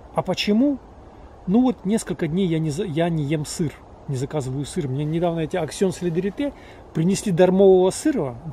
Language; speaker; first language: Russian; native; Russian